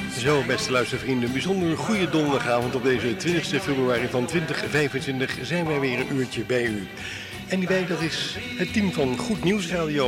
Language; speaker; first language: Dutch; native; Dutch